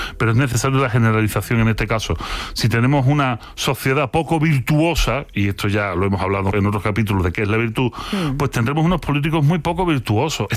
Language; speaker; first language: Spanish; native; Spanish